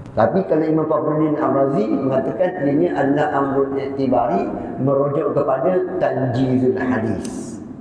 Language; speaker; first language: Malay; native; Malay